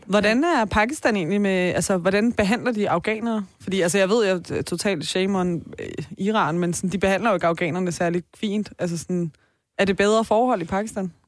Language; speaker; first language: Danish; early bilingual, other home language; Persian